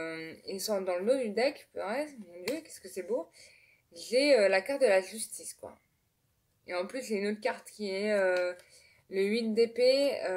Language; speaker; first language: French; native; French